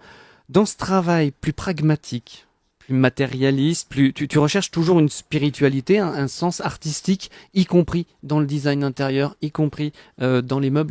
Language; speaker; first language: French; native; French